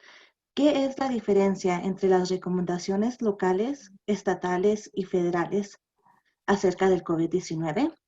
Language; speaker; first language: Spanish; early bilingual, other home language; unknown